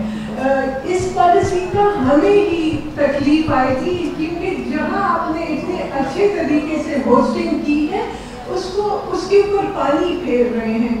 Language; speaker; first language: Urdu; native; Urdu